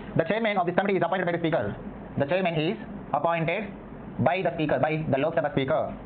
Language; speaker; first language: English; non-native, local second language; Telugu